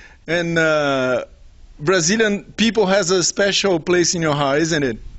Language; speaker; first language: English; non-native, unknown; Portuguese